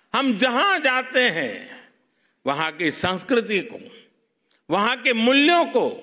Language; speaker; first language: Hindi; non-native, local second language; Gujarati